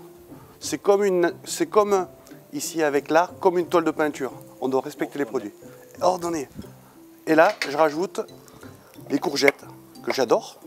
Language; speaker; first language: French; native; French